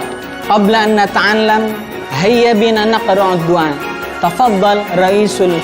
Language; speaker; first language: Arabic; non-native, fluent; Indonesian